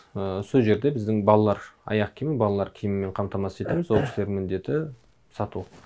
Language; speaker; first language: Kazakh; native; Kazakh